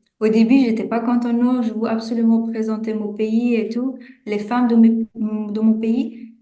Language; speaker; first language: French; non-native, fluent; Persian